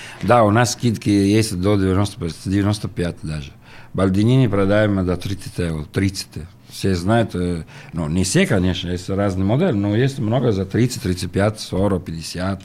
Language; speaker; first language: Russian; non-native, learner; Italian